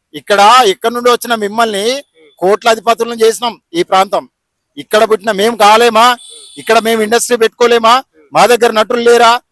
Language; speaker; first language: Telugu; native; Telugu